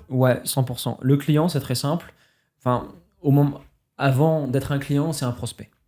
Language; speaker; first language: French; native; French